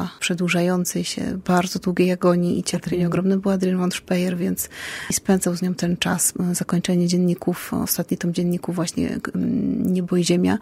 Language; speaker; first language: Polish; native; Polish